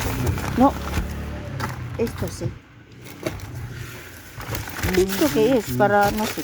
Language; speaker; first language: Spanish; non-native, fluent; Filipino